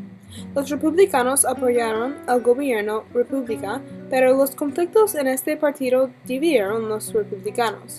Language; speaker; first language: Spanish; non-native, learner; English